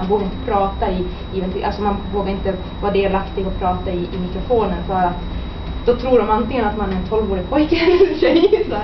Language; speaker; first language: Swedish; native; Swedish